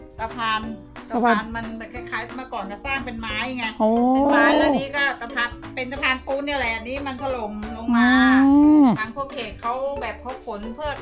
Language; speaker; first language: Thai; native; Thai